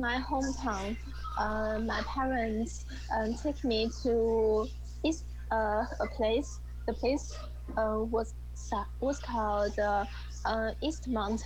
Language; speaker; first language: English; non-native, learner; Chinese